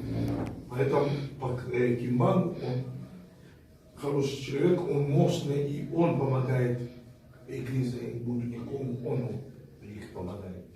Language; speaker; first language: Russian; non-native, fluent; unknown